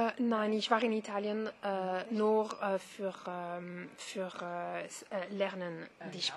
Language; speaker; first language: German; non-native, learner; French